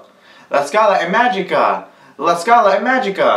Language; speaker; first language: Italian; non-native, learner; English